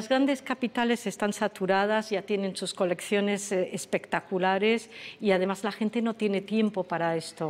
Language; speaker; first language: Spanish; non-native, fluent; French